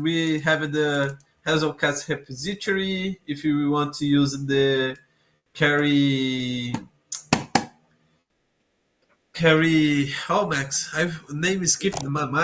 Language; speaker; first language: English; non-native, learner; Portuguese